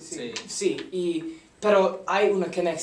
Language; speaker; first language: Spanish; non-native, learner; English